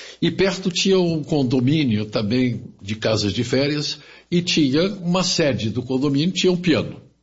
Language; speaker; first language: Portuguese; early bilingual, other home language; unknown